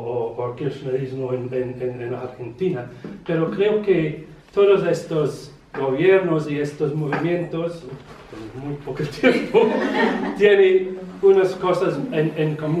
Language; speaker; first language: Spanish; non-native, learner; English